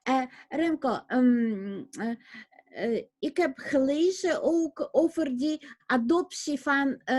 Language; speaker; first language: Dutch; non-native, fluent; Russian